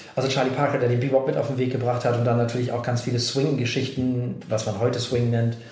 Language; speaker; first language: German; native; German